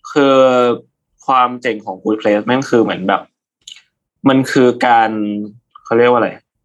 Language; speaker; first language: Thai; native; Thai